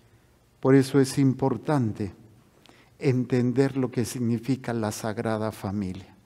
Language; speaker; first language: Spanish; native; Spanish